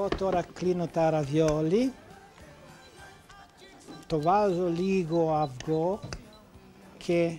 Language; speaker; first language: Greek; non-native, learner; Italian